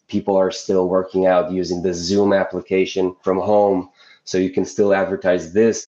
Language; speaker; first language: English; non-native, fluent; Hebrew